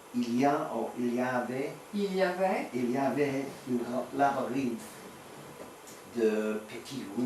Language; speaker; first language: French; non-native, learner; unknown